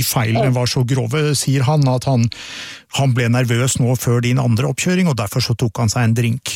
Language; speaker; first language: Norwegian; native; Norwegian